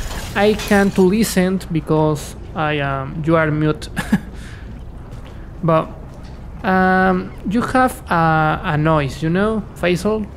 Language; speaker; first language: English; non-native, learner; Spanish